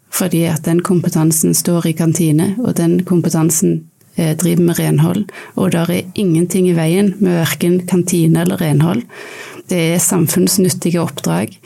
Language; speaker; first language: Norwegian; native; Norwegian